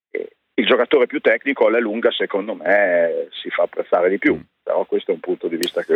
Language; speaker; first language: Italian; native; Italian